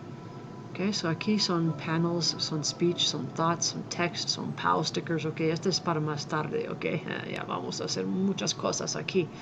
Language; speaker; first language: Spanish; non-native, fluent; English